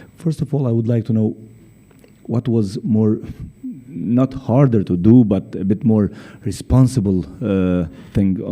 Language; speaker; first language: English; non-native, fluent; Albanian